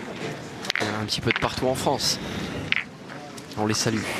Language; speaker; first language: French; native; French